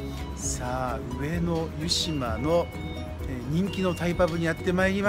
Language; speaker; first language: Japanese; native; Japanese